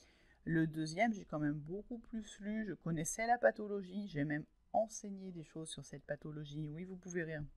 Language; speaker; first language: French; native; French